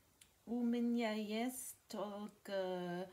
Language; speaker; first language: Russian; non-native, learner; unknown